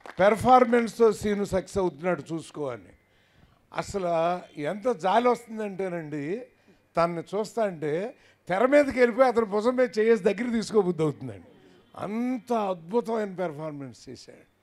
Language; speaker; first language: Telugu; native; Telugu